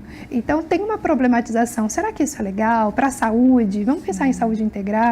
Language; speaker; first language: Portuguese; native; Portuguese